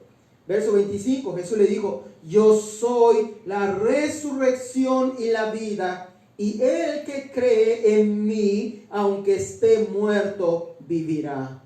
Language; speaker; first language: Spanish; native; Spanish